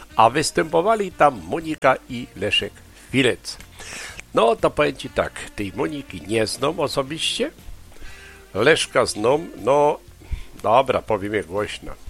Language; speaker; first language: Polish; native; Polish